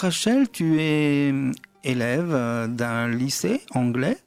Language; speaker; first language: French; native; French